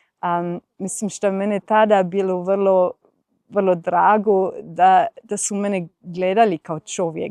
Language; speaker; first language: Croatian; non-native, fluent; German